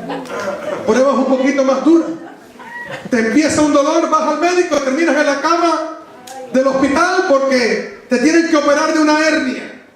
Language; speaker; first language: Spanish; native; Spanish